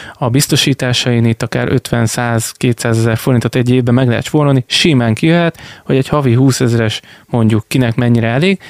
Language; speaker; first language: Hungarian; native; Hungarian